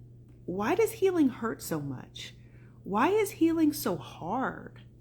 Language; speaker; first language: English; native; English